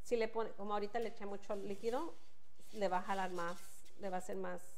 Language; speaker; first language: Spanish; early bilingual, heritage; Spanish